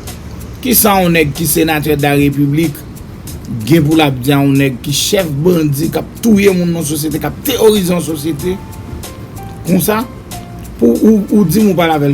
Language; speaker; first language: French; non-native, local second language; Haitian Creole